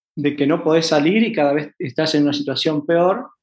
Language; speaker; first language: Spanish; native; Spanish